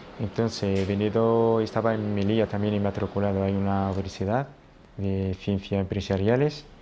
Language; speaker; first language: Spanish; non-native, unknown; Riffian